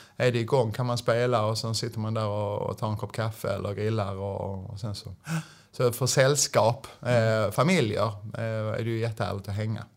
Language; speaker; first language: Swedish; native; Swedish